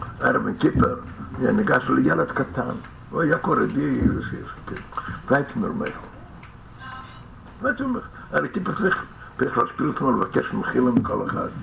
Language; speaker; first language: Hebrew; non-native, fluent; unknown